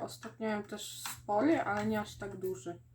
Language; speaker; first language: Polish; native; Polish